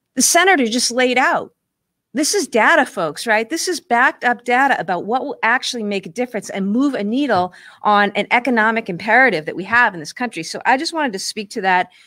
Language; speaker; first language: English; native; English